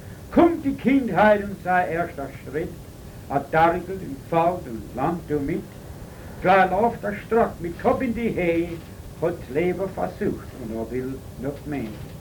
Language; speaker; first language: German; early bilingual, other home language; Pennsylvania German